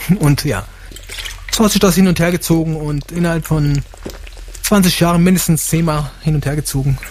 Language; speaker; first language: German; early bilingual, heritage; Italian